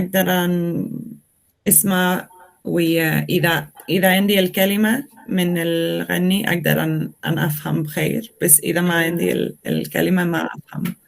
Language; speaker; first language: Arabic; non-native, learner; Swedish